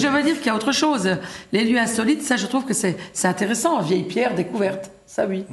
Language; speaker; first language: French; native; French